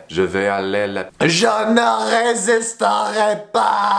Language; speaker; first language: French; non-native, learner; English